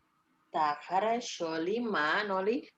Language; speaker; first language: Russian; non-native, fluent; Indonesian